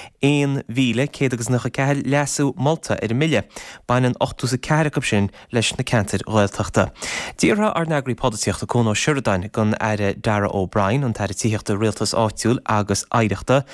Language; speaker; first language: Irish; native; Irish